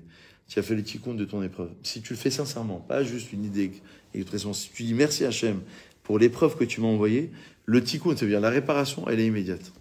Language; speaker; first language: French; native; French